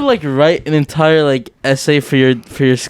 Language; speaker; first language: English; native; English